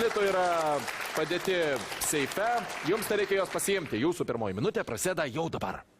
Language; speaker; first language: Lithuanian; native; Lithuanian